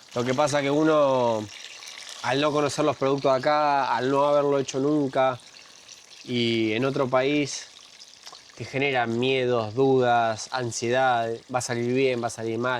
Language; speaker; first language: Spanish; native; Spanish